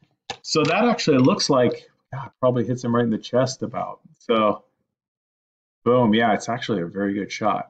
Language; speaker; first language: English; native; English